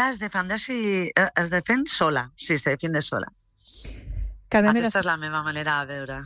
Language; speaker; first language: Catalan; non-native, local second language; Spanish